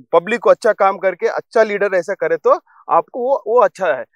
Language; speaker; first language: Hindi; non-native, local second language; Telugu